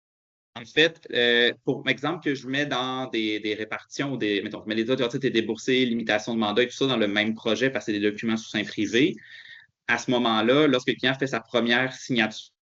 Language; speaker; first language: French; native; French